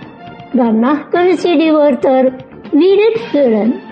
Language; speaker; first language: German; non-native, fluent; Indonesian